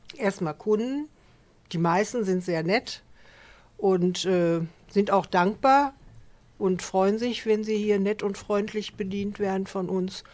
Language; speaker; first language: German; native; German